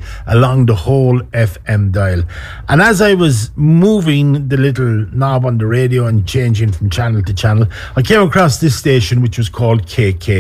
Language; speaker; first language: English; native; English